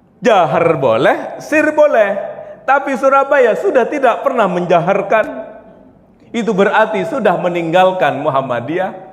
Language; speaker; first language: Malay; non-native, local second language; Javanese